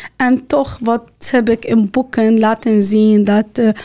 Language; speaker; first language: Dutch; non-native, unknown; Arabic